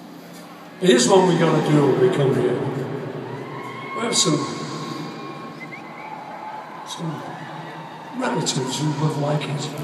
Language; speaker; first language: English; native; English